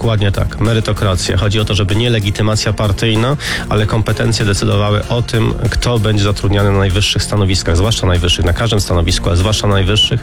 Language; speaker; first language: Polish; native; Polish